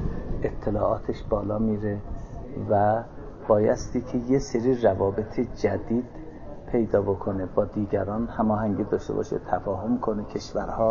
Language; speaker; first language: Persian; native; Persian